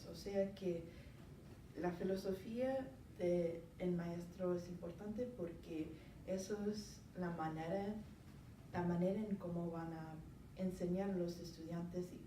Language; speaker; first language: Spanish; non-native, learner; English